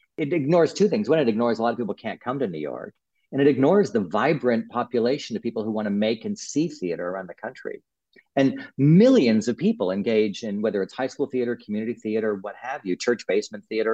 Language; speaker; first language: English; native; English